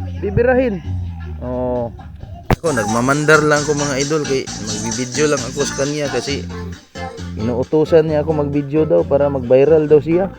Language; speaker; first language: Filipino; non-native, local second language; Cebuano